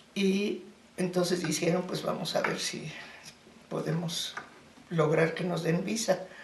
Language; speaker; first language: Spanish; early bilingual, other home language; German